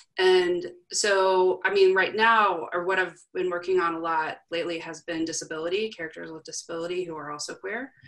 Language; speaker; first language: English; native; English